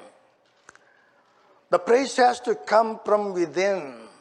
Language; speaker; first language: English; non-native, local second language; Telugu